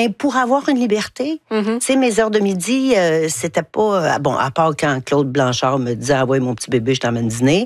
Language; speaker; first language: French; native; French